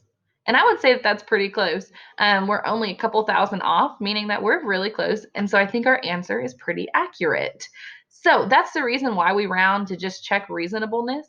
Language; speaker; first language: English; native; English